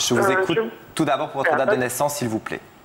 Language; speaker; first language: French; native; French